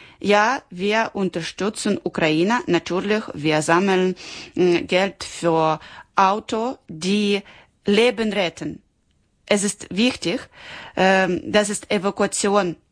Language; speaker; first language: German; non-native, learner; Ukrainian